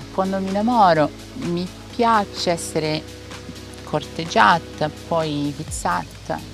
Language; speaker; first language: Italian; non-native, fluent; Portuguese